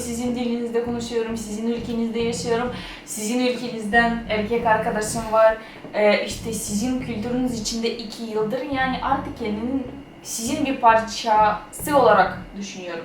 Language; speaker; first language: Turkish; non-native, fluent; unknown